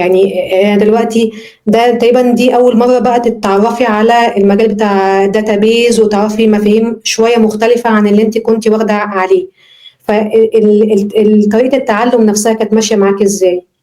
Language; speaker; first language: Arabic; native; Arabic